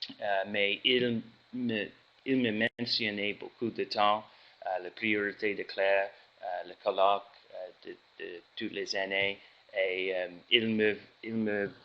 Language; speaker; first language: French; non-native, learner; English